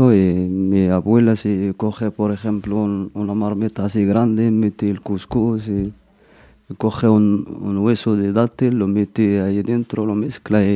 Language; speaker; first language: Spanish; non-native, fluent; Berber languages